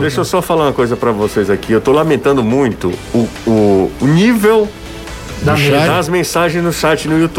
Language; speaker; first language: Portuguese; native; Portuguese